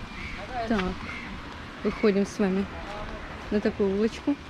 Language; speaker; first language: Russian; native; Russian